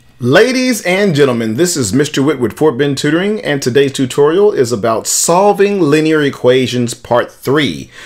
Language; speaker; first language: English; native; English